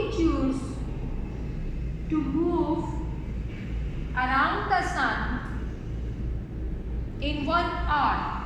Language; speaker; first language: English; non-native, local second language; Urdu